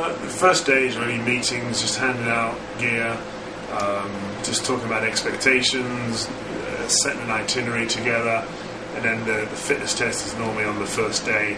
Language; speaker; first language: English; native; English